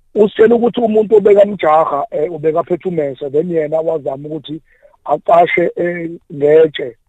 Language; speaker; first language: Zulu; native; Zulu